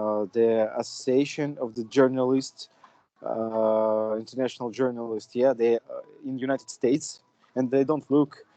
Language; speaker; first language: English; non-native, fluent; Russian